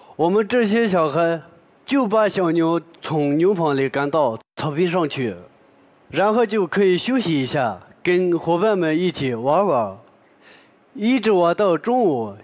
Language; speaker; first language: Chinese; non-native, local second language; Tibetan